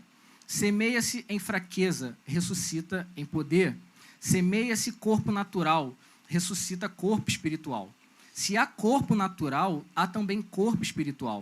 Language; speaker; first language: Portuguese; native; Portuguese